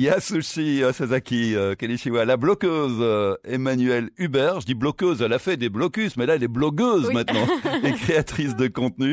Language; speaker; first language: French; native; French